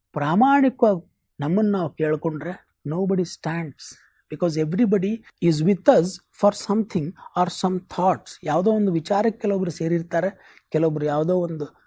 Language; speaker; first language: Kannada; native; Kannada